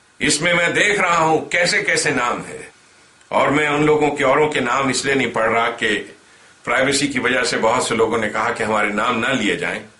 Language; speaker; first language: Urdu; native; Urdu